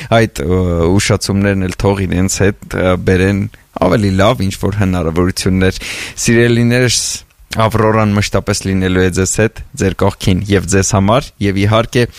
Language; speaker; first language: Armenian; native; Armenian